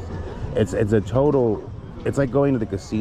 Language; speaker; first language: English; native; English